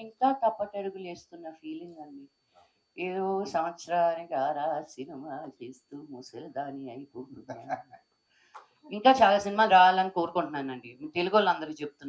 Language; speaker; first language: Telugu; native; Telugu